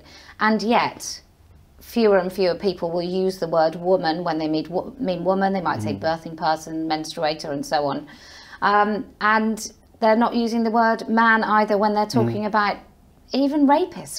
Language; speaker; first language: English; native; English